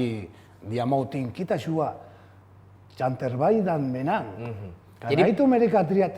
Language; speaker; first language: Indonesian; non-native, fluent; Spanish